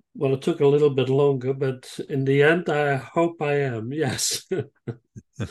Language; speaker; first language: English; non-native, fluent; Dutch